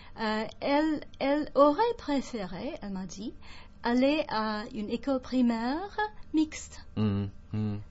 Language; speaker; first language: French; non-native, fluent; English